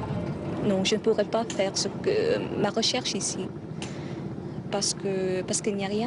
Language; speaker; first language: French; non-native, fluent; Vietnamese